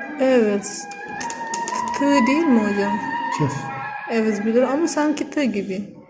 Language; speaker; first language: Turkish; non-native, learner; Indonesian